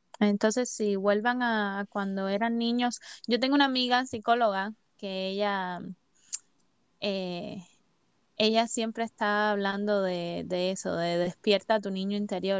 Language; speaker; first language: Spanish; native; Spanish